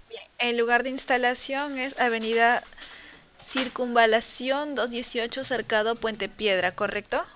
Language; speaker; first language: Spanish; native; Spanish